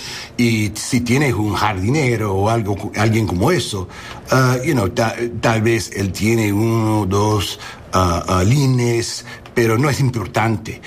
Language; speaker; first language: Spanish; non-native, learner; English